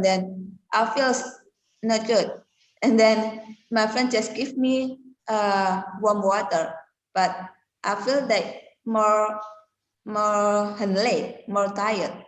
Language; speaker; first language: English; non-native, learner; Indonesian